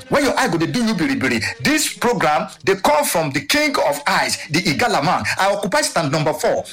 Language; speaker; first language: Nigerian Pidgin; non-native, local second language; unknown